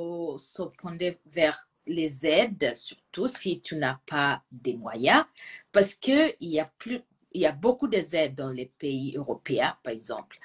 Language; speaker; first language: French; non-native, fluent; Gusii